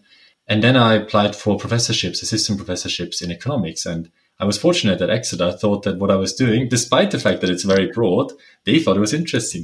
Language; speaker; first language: English; non-native, fluent; German